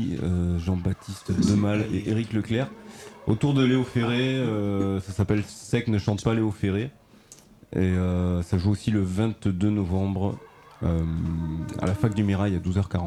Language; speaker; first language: French; native; French